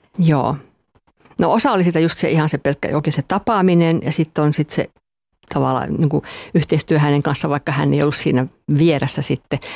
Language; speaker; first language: Finnish; non-native, local second language; Swedish